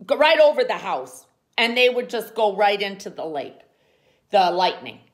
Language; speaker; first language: English; native; English